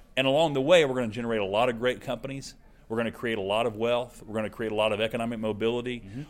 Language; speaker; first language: English; native; English